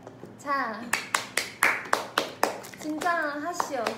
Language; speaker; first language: Korean; non-native, fluent; Chinese